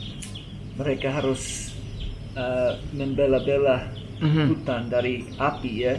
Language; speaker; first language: Indonesian; non-native, fluent; English